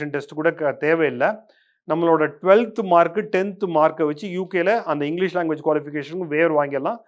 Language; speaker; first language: Tamil; native; Tamil